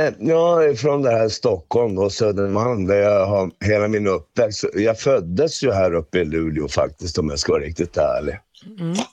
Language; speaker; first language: Swedish; native; Swedish